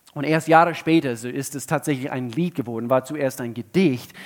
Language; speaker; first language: German; non-native, fluent; English